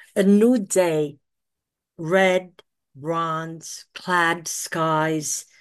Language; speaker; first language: English; early bilingual, other home language; Italian